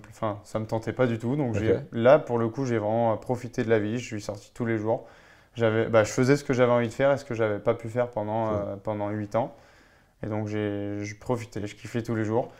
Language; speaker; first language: French; native; French